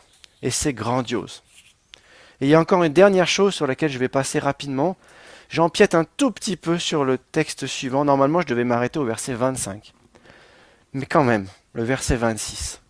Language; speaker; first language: French; native; French